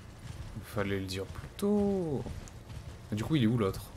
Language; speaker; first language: French; native; French